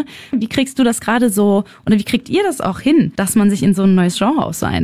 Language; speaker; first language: German; native; German